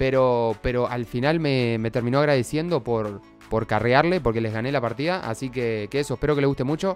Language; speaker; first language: Spanish; native; Spanish